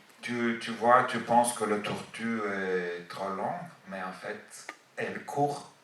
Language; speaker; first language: French; non-native, fluent; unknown